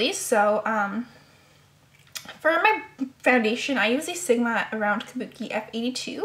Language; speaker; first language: English; native; English